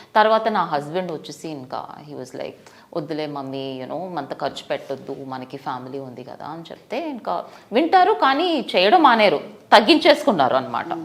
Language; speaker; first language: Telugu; non-native, fluent; Tamil